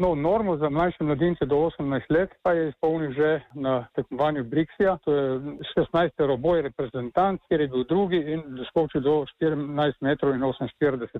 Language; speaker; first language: Slovenian; native; Slovenian